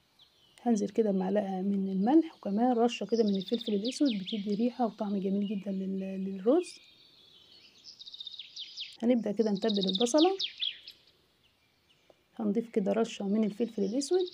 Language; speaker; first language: Arabic; native; Arabic